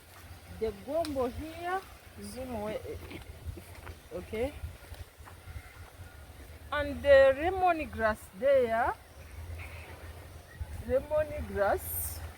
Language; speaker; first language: English; non-native, local second language; Kinyarwanda